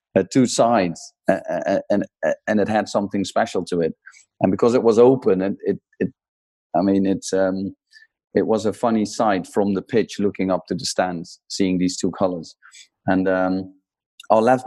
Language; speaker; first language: English; non-native, fluent; Dutch